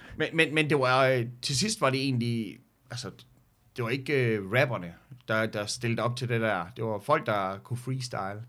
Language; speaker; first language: Danish; native; Danish